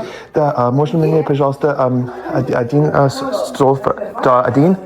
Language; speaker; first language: Russian; non-native, learner; English